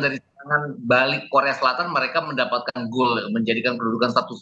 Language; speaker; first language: Indonesian; native; Indonesian